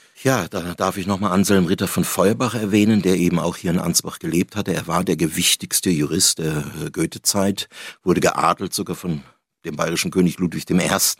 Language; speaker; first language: German; native; German